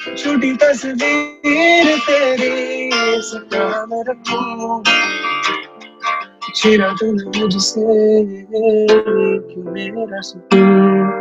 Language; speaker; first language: Hindi; native; Hindi